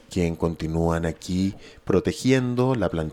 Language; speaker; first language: Spanish; native; Spanish